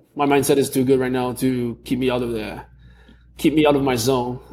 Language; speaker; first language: English; native; English